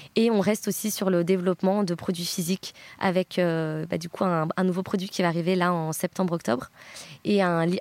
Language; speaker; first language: French; native; French